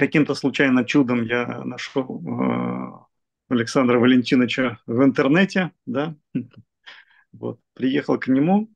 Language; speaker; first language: Russian; native; Russian